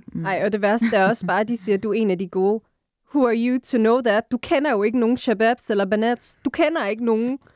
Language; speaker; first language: Danish; early bilingual, other home language; Arabic